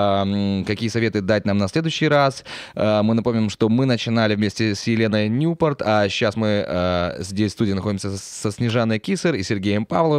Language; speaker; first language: Russian; native; Russian